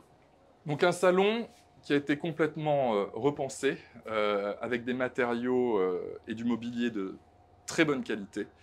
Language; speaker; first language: French; native; French